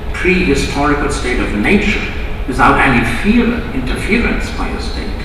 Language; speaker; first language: English; non-native, fluent; German